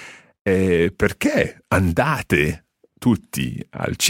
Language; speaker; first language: Italian; non-native, fluent; English